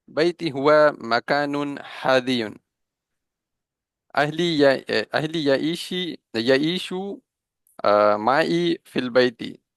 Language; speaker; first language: Arabic; non-native, learner; Urdu